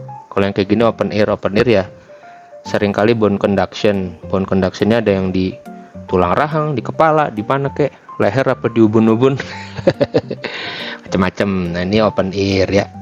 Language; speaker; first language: Indonesian; native; Indonesian